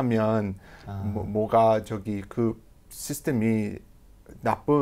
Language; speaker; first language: Korean; non-native, fluent; English